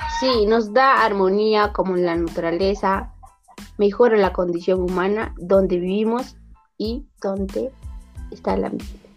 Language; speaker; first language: Spanish; native; Spanish